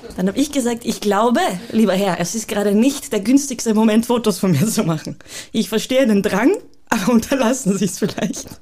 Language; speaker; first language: German; early bilingual, other home language; Bulgarian